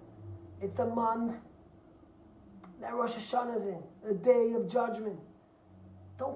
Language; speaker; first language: English; native; English